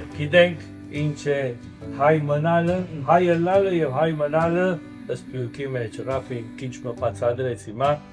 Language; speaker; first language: Armenian; early bilingual, heritage; Armenian